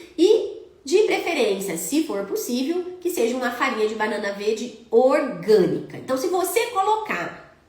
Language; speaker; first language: Portuguese; native; Portuguese